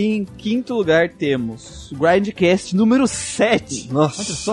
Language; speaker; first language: Portuguese; native; Portuguese